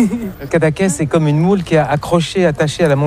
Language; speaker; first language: French; native; French